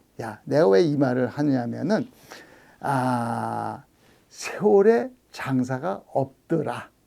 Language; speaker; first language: Korean; native; Korean